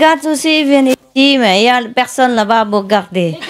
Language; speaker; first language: French; non-native, learner; Vietnamese